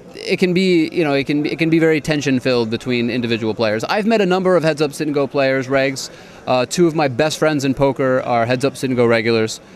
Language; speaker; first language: English; native; English